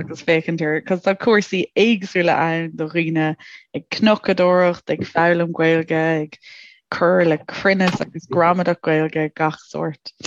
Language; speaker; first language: Irish; native; Irish